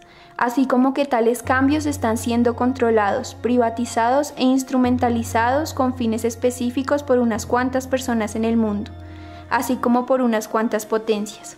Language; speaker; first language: Spanish; native; Spanish